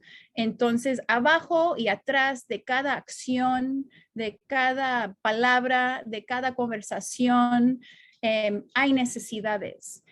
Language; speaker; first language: Spanish; non-native, fluent; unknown